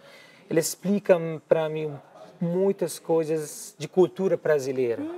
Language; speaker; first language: Portuguese; non-native, learner; Arabic